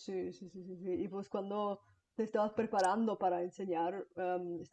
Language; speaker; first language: Spanish; non-native, fluent; Bulgarian